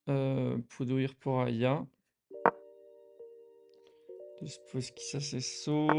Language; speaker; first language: Spanish; non-native, learner; French